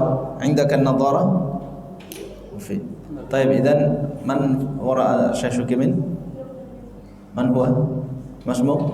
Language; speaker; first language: Arabic; non-native, fluent; Indonesian